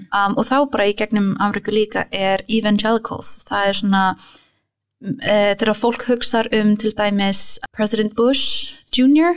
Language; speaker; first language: Icelandic; early bilingual, heritage; English